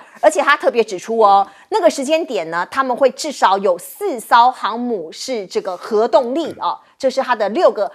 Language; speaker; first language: Chinese; native; Chinese